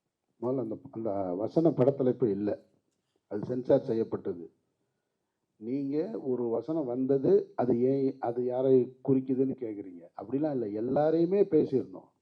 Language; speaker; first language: Tamil; native; Tamil